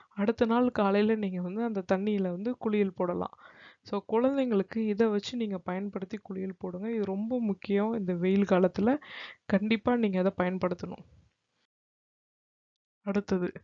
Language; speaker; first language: Tamil; native; Tamil